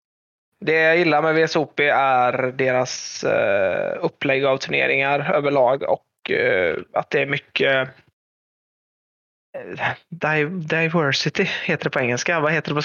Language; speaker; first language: Swedish; native; Swedish